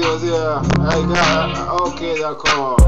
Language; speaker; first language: French; non-native, learner; Portuguese